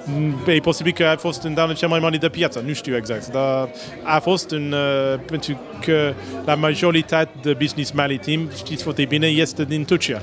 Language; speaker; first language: Romanian; non-native, learner; English